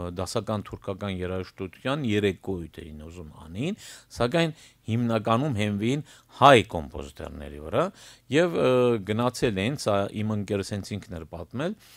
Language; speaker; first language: Armenian; early bilingual, heritage; Armenian